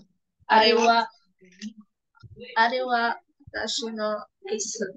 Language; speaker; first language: Japanese; non-native, learner; Filipino